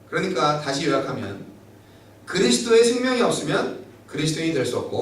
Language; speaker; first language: Korean; native; Korean